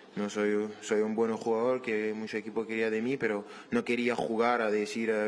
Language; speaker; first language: Spanish; non-native, learner; French